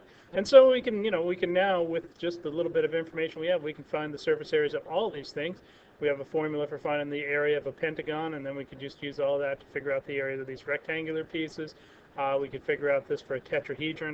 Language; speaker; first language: English; native; English